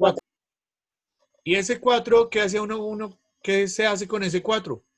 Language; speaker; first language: Spanish; native; Spanish